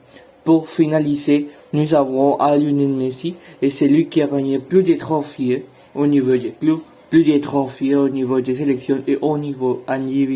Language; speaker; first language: French; non-native, learner; Spanish